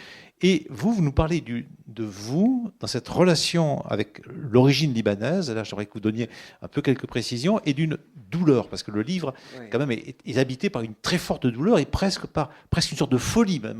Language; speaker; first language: French; native; French